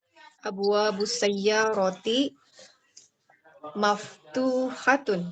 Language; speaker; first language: Arabic; non-native, learner; Indonesian